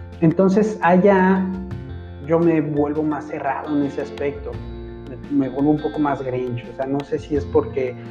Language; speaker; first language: Spanish; native; Spanish